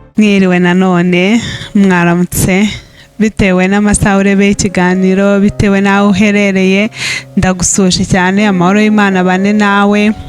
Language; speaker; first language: Kinyarwanda; early bilingual, heritage; Kinyarwanda